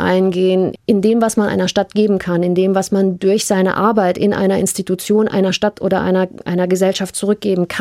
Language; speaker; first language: German; early bilingual, heritage; German